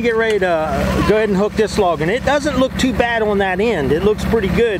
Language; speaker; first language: English; native; English